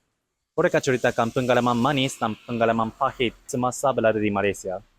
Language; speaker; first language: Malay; non-native, fluent; Japanese